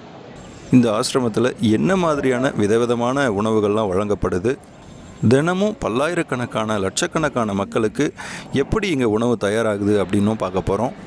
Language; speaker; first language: Tamil; native; Tamil